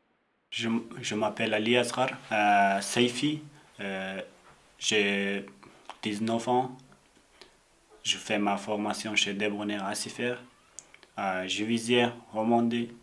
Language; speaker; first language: French; non-native, learner; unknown